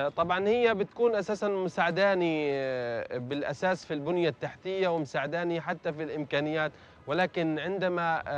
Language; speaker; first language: Arabic; native; Arabic